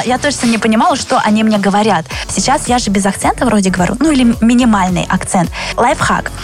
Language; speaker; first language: Russian; early bilingual, other home language; Chinese